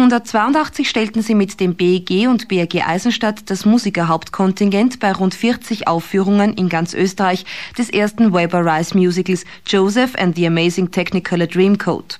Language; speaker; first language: German; native; German